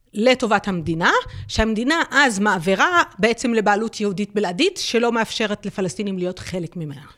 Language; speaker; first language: Hebrew; non-native, local second language; Arabic